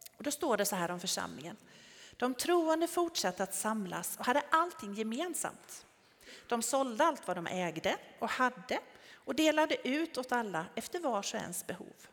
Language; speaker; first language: Swedish; native; Swedish